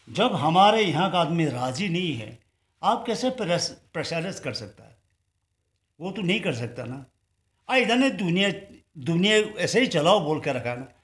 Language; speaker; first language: Hindi; non-native, local second language; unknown